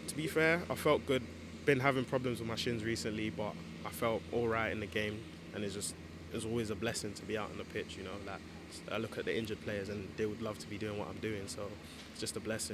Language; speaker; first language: English; native; English